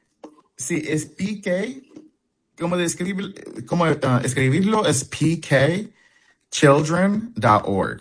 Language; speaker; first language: Spanish; early bilingual, heritage; English